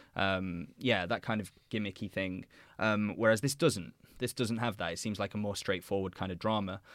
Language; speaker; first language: English; native; English